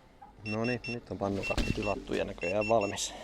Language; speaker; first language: Finnish; native; Finnish